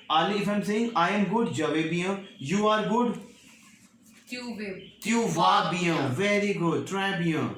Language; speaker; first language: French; non-native, learner; Hindi